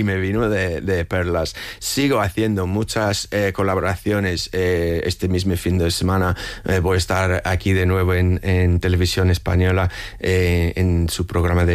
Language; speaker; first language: Spanish; non-native, fluent; English